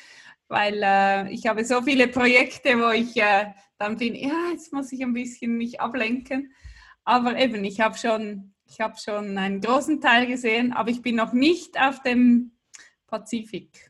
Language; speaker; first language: German; native; German